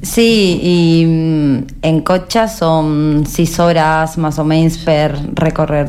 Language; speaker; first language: Catalan; non-native, learner; Spanish